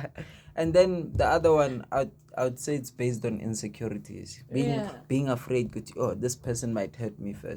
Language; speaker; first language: English; non-native, local second language; Zulu